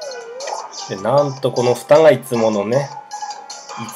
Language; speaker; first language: Japanese; native; Japanese